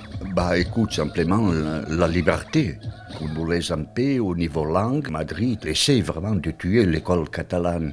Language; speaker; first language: French; non-native, fluent; Catalan